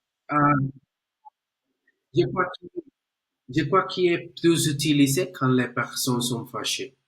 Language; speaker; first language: French; non-native, learner; Spanish